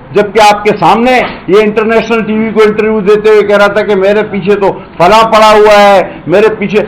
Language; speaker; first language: Urdu; non-native, local second language; Sindhi